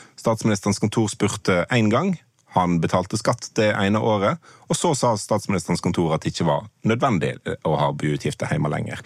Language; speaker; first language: Norwegian; native; Norwegian